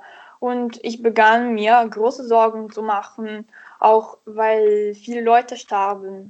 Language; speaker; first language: German; non-native, learner; Italian